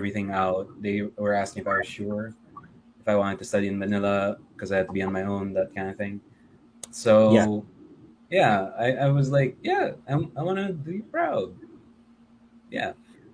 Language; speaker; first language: English; non-native, local second language; Filipino